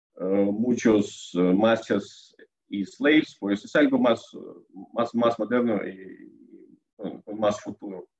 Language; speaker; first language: Spanish; non-native, learner; Russian